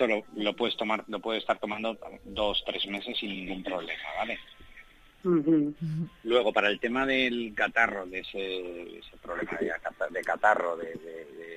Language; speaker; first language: Spanish; native; Spanish